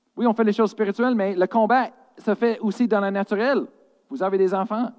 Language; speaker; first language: French; non-native, fluent; English